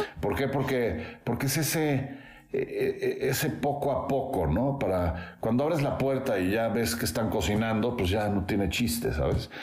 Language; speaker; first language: Spanish; native; Spanish